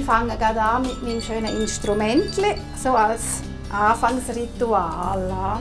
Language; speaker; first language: German; native; German